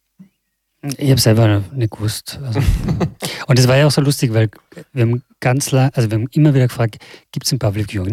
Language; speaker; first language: German; native; German